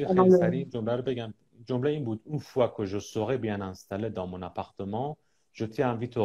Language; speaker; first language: French; non-native, fluent; Persian